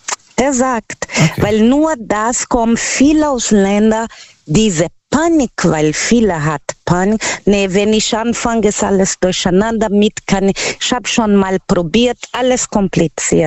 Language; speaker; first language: German; non-native, fluent; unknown